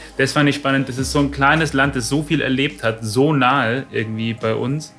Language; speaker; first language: German; native; German